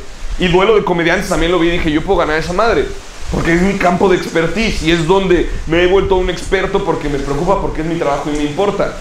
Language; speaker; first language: Spanish; native; Spanish